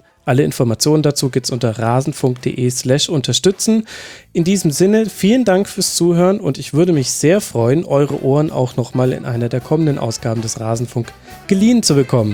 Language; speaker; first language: German; native; German